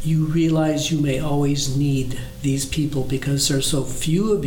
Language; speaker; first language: English; early bilingual, other home language; German